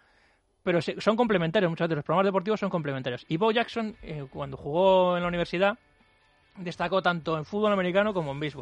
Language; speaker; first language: Spanish; native; Spanish